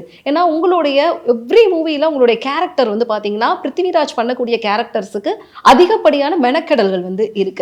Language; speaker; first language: Tamil; native; Tamil